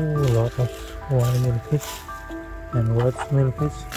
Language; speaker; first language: English; non-native, learner; Khmer